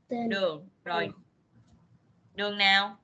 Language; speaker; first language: Vietnamese; native; Vietnamese